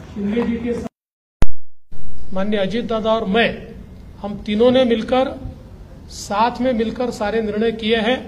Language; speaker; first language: Hindi; non-native, local second language; Marathi